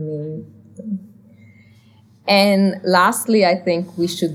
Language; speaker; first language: English; non-native, fluent; Italian